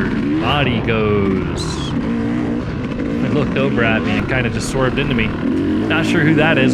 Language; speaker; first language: English; native; English